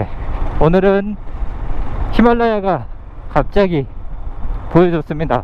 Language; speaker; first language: Korean; native; Korean